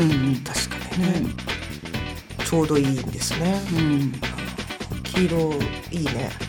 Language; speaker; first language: Japanese; native; Japanese